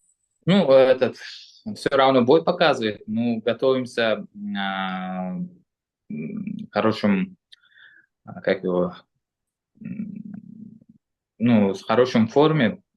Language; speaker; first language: Russian; non-native, local second language; Uzbek